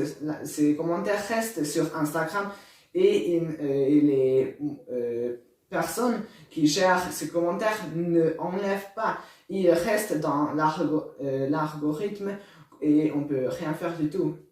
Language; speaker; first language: French; non-native, learner; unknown